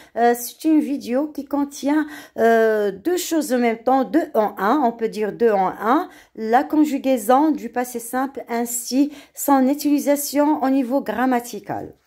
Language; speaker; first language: French; non-native, local second language; Arabic